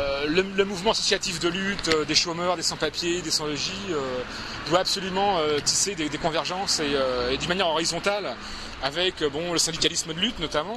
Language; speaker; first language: French; native; French